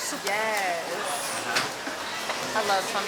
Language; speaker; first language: English; native; English